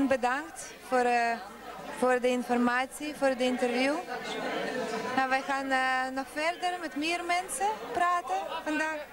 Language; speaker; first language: Dutch; non-native, fluent; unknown